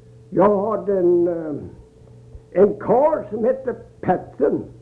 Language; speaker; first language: Swedish; early bilingual, heritage; Swedish